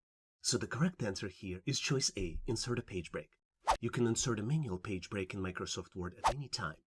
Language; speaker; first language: English; non-native, fluent; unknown